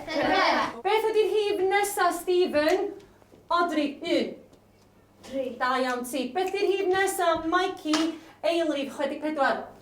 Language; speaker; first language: Welsh; native; Welsh